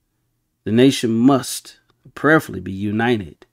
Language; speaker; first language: English; native; English